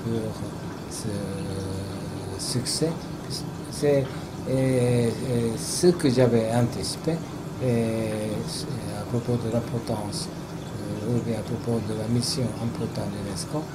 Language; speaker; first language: French; non-native, fluent; Japanese